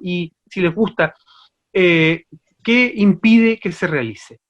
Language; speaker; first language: Spanish; native; Spanish